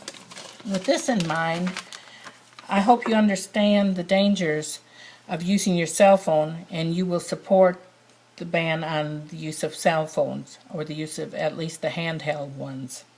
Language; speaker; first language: English; native; English